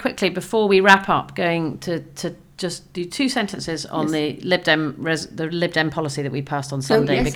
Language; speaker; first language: English; native; English